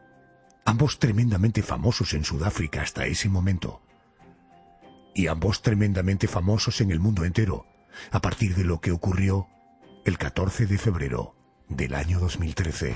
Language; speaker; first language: Spanish; native; Spanish